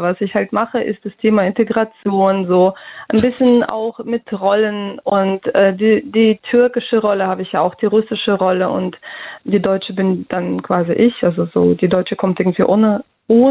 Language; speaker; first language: German; early bilingual, other home language; Russian